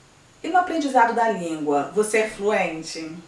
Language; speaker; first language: Portuguese; native; Portuguese